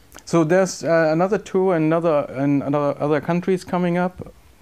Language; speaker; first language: English; non-native, fluent; German